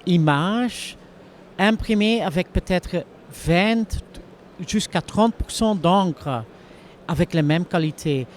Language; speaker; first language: French; non-native, local second language; Dutch